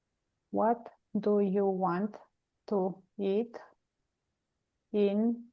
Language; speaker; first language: English; non-native, learner; Romanian